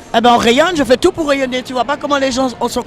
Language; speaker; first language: French; native; French